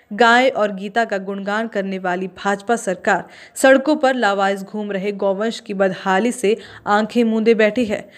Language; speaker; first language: Hindi; native; Hindi